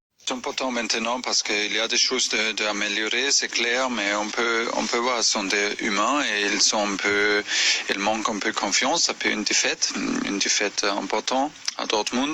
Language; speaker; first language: French; non-native, fluent; German